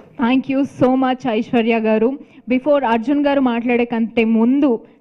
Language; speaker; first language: Telugu; native; Telugu